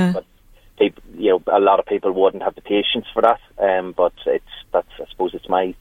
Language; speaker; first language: English; native; English